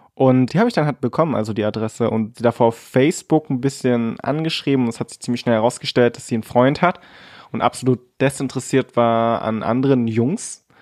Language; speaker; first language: German; early bilingual, other home language; Vietnamese